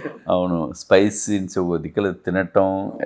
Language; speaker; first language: Telugu; non-native, learner; Tamil